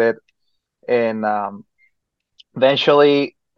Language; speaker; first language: English; non-native, fluent; Spanish